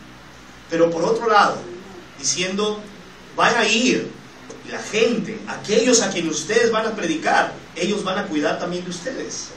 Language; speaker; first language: Spanish; native; Spanish